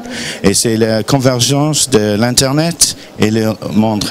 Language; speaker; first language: French; non-native, learner; English